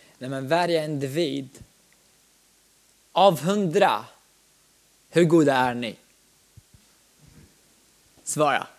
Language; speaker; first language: Swedish; non-native, fluent; Arabic